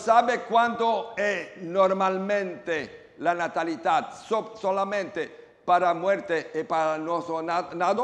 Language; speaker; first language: Spanish; non-native, learner; Romanian